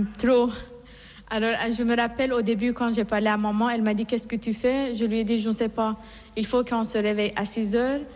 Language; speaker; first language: French; non-native, fluent; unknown